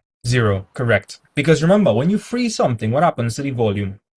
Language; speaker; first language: English; native; English